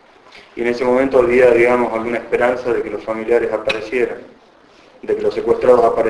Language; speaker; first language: Spanish; native; Spanish